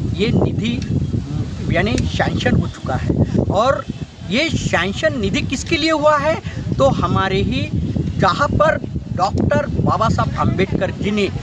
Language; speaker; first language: Hindi; non-native, local second language; Marathi